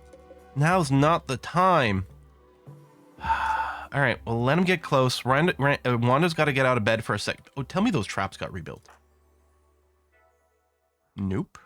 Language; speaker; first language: English; native; English